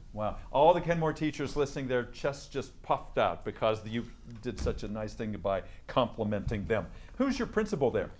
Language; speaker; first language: English; native; English